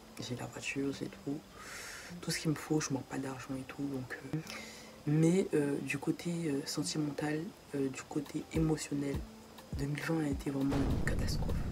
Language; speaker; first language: French; native; French